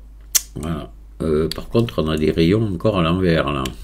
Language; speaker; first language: French; native; French